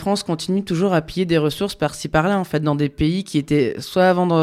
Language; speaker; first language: French; native; French